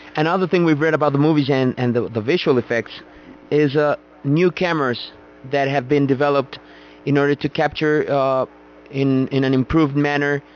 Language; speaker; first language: English; non-native, fluent; Spanish